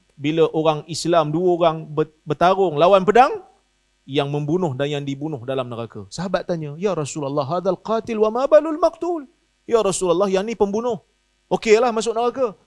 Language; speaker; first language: Malay; native; Malay